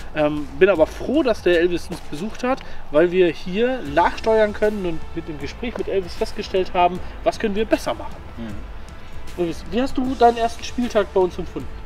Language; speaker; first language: German; native; German